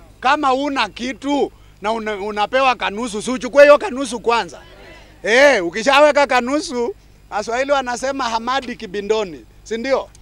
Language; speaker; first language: Swahili; non-native, local second language; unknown